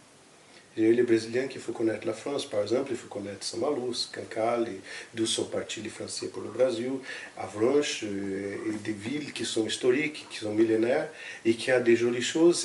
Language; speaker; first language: French; non-native, fluent; Portuguese